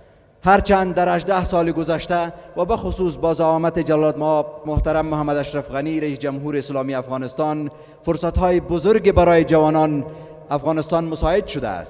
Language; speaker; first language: Persian; native; Persian